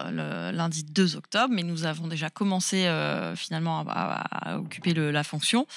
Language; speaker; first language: French; native; French